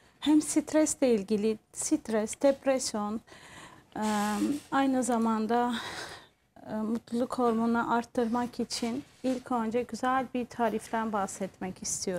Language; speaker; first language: Turkish; non-native, fluent; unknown